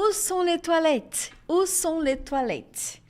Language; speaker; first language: French; non-native, fluent; Portuguese